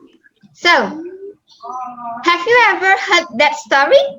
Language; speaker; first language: English; non-native, fluent; Indonesian